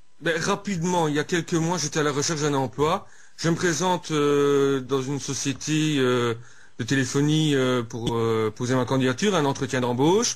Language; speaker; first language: French; native; French